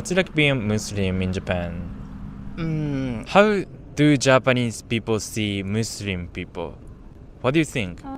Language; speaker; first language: English; non-native, fluent; Japanese